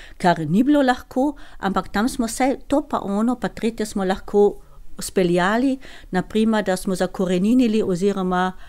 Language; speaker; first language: Slovenian; native; Slovenian